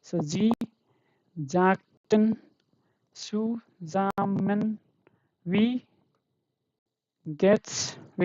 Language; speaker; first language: German; non-native, fluent; Hindi